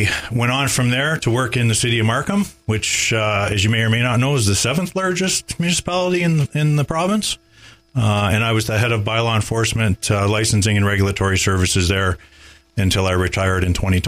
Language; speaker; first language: English; native; English